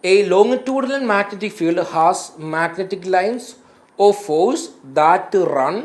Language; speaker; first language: English; non-native, local second language; Malayalam